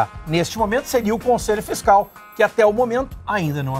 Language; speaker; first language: Portuguese; native; Portuguese